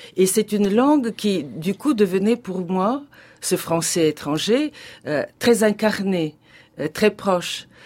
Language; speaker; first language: French; non-native, fluent; Bulgarian